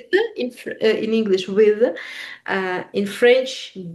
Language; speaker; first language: English; non-native, fluent; Russian